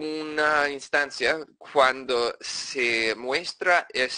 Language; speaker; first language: Spanish; non-native, fluent; English